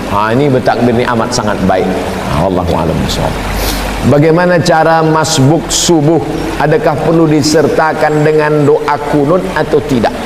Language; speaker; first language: Malay; native; Malay